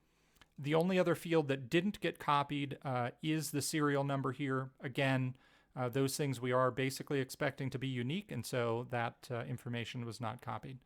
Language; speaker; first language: English; native; English